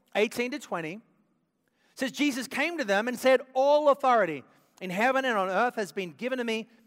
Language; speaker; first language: English; native; English